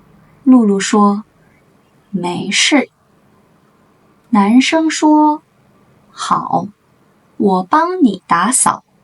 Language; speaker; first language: Chinese; native; Chinese